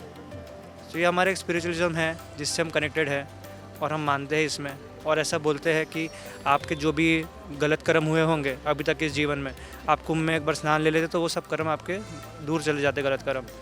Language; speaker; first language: Hindi; native; Hindi